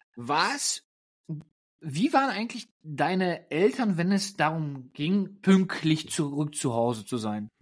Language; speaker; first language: German; early bilingual, other home language; Polish